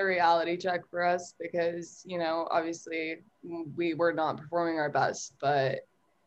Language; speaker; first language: English; native; English